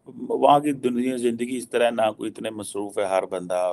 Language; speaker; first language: Urdu; native; Urdu